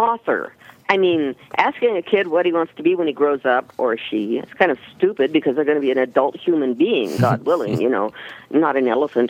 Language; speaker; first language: English; native; English